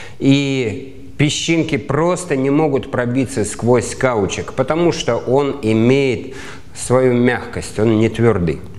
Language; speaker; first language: Russian; native; Russian